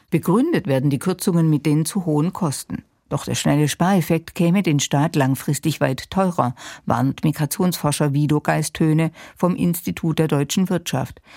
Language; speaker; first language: German; native; German